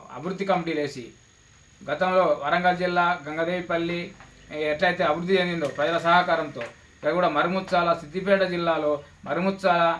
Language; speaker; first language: Telugu; native; Telugu